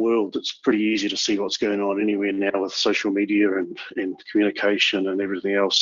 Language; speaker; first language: English; native; English